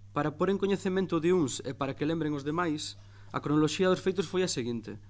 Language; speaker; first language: Galician; native; Galician